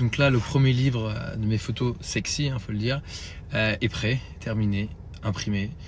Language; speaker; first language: French; native; French